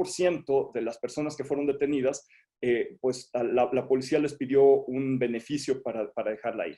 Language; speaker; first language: Spanish; native; Spanish